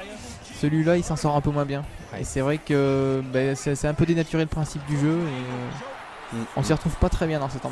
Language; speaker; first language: French; native; French